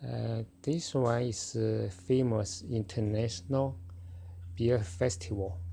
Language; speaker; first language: English; non-native, fluent; Chinese